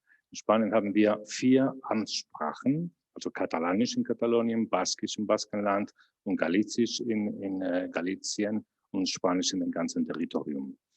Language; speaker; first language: German; non-native, fluent; Spanish